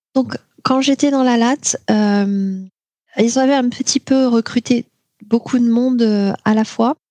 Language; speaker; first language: French; native; French